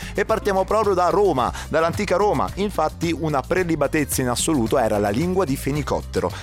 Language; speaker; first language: Italian; native; Italian